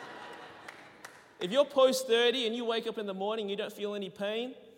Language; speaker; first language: English; native; English